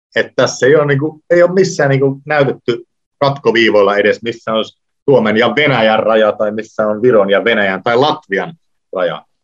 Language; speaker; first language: Finnish; native; Finnish